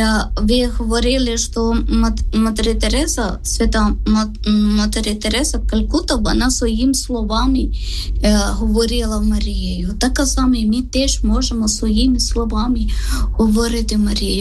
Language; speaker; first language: Ukrainian; non-native, learner; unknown